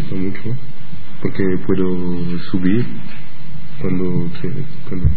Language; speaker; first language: Spanish; non-native, learner; French